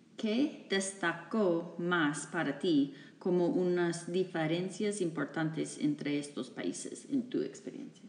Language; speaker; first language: Spanish; non-native, fluent; English